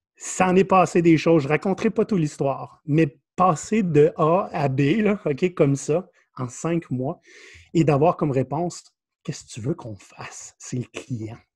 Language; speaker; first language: French; native; French